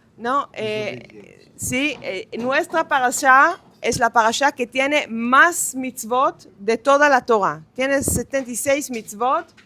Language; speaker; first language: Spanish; non-native, fluent; Hebrew